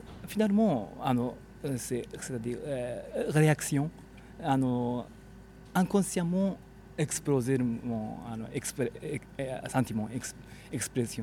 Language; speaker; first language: French; non-native, learner; Japanese